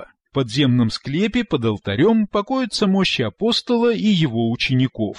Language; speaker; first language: Russian; native; Russian